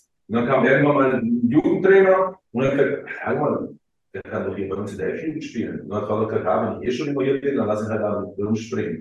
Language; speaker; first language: German; early bilingual, other home language; Croatian